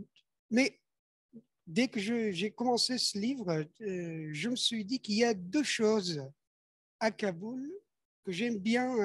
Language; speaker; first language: French; non-native, fluent; Persian